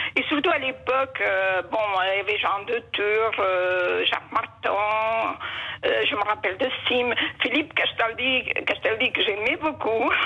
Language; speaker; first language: French; non-native, fluent; Portuguese